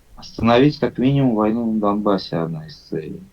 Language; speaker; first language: Russian; native; Russian